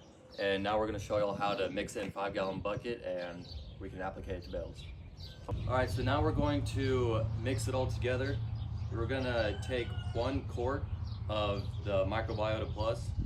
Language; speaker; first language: English; native; English